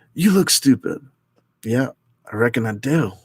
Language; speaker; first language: English; native; English